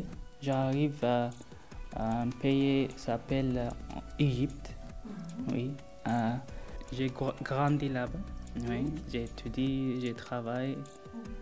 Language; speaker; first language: French; non-native, learner; Arabic